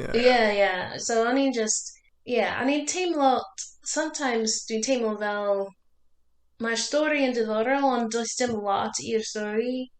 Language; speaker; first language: Welsh; non-native, learner; English